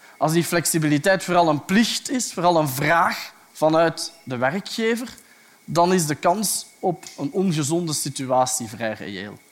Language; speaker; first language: Dutch; native; Dutch